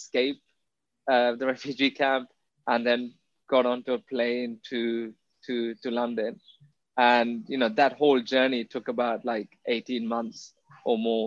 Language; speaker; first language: English; non-native, local second language; Tamil